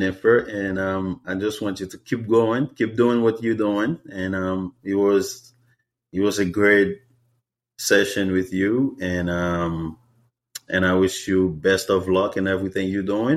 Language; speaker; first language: English; non-native, fluent; Haitian Creole